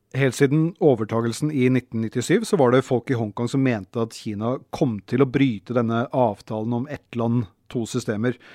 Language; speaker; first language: Norwegian; native; Norwegian